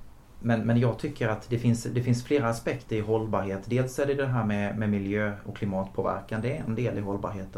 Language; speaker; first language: Swedish; native; Swedish